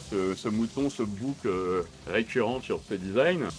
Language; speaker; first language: French; native; French